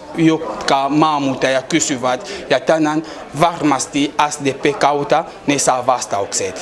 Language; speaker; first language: Finnish; non-native, fluent; Lingala